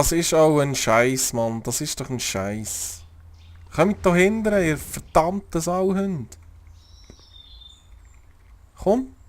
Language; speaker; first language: German; native; German